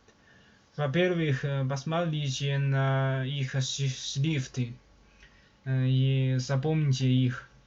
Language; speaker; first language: Russian; non-native, learner; Chinese